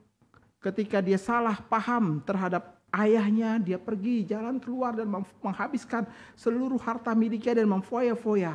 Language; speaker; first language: Indonesian; native; Indonesian